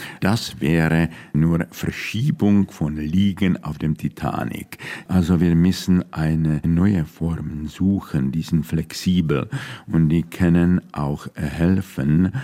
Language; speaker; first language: German; non-native, fluent; Czech